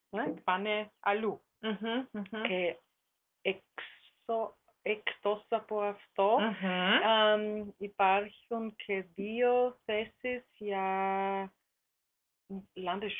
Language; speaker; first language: Greek; non-native, learner; German